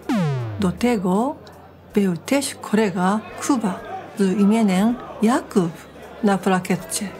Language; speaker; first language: Polish; non-native, fluent; Japanese